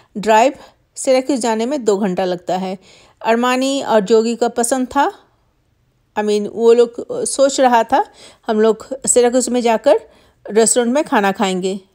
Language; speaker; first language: Hindi; non-native, local second language; Bangla